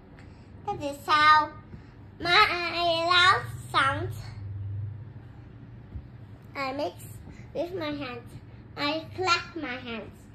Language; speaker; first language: English; non-native, learner; Vietnamese